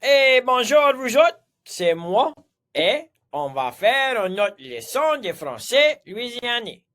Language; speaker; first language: French; non-native, local second language; English